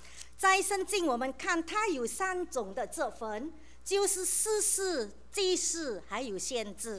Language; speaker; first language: Chinese; native; Chinese